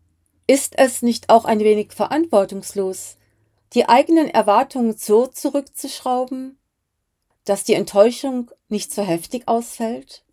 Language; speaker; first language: German; native; German